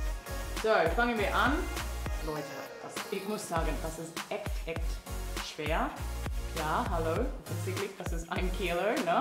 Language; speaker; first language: German; non-native, learner; English